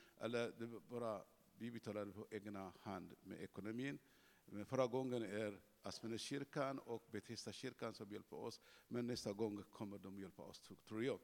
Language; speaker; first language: Swedish; non-native, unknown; Tigrinya